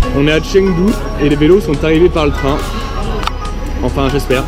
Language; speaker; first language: French; native; French